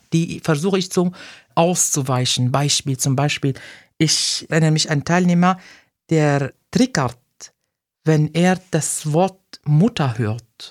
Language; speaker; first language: German; non-native, fluent; Arabic